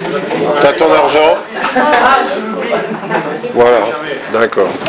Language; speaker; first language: French; native; French